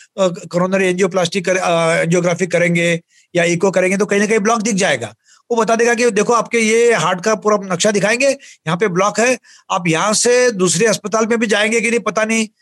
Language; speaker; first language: Hindi; native; Hindi